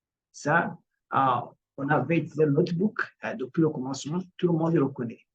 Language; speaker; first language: French; non-native, local second language; Kinyarwanda